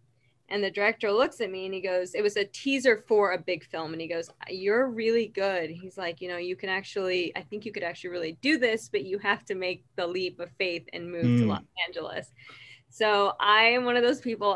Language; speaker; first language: English; native; English